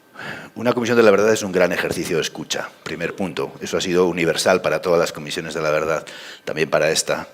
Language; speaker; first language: Spanish; native; Spanish